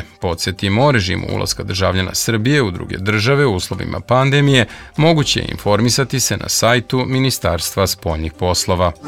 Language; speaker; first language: Serbian; native; Serbian